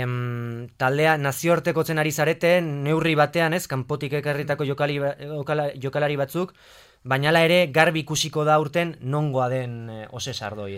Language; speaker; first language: Basque; native; Basque